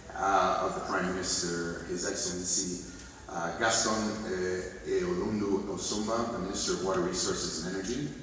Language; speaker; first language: English; native; English